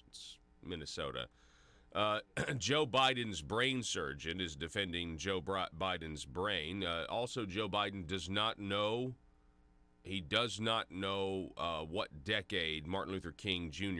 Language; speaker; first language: English; native; English